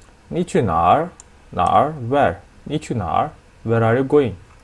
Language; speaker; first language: English; non-native, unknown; Turkish